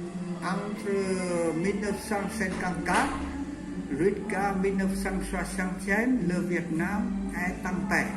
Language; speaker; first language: French; non-native, learner; Vietnamese